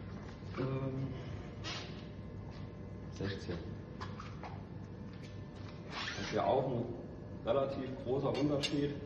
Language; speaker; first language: German; native; German